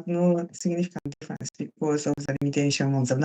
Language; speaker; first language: English; non-native, fluent; Japanese